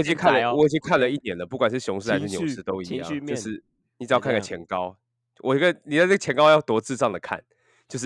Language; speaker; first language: Chinese; native; Chinese